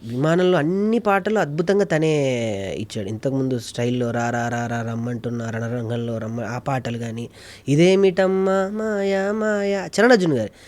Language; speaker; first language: Telugu; native; Telugu